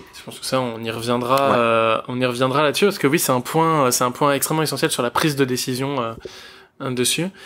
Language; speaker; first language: French; native; French